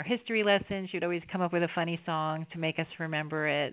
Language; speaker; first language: English; native; English